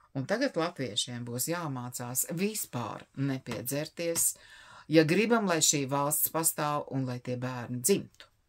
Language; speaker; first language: Latvian; native; Latvian